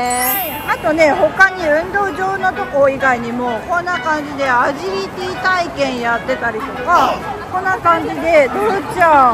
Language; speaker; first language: Japanese; native; Japanese